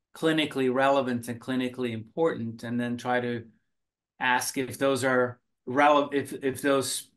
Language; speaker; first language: English; early bilingual, other home language; Finnish